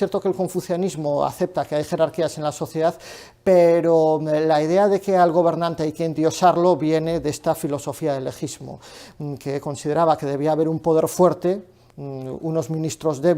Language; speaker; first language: Spanish; native; Spanish